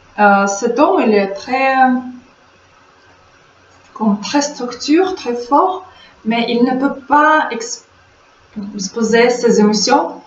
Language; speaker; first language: French; non-native, fluent; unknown